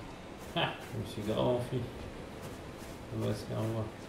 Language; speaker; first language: French; native; French